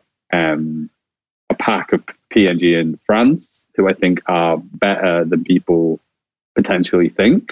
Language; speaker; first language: English; native; English